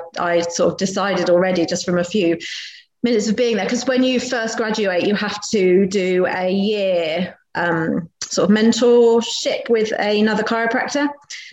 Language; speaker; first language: English; native; English